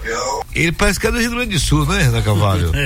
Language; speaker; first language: Portuguese; native; Portuguese